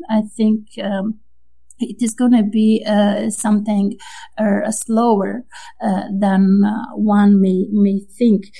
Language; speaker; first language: English; non-native, fluent; Romanian